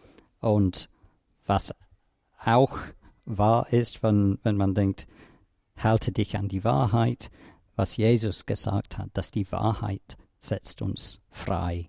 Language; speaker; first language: German; non-native, fluent; English